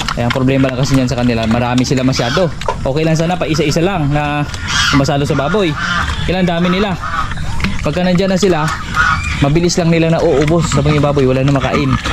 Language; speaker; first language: Filipino; native; Filipino